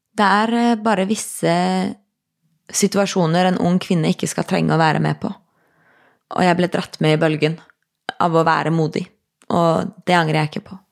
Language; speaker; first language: Norwegian; native; Norwegian